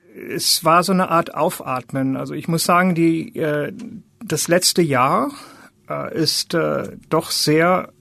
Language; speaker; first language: German; native; German